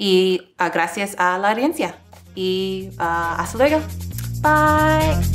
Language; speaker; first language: Spanish; non-native, learner; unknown